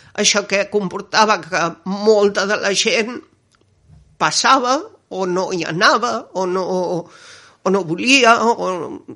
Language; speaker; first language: Catalan; native; Catalan